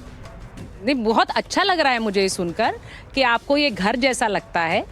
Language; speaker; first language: Hindi; native; Hindi